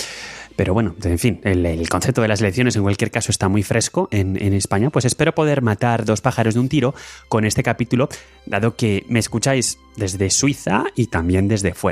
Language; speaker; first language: Spanish; native; Spanish